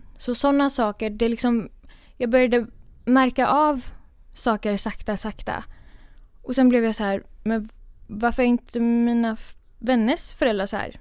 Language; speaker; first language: Swedish; early bilingual, other home language; Kurdish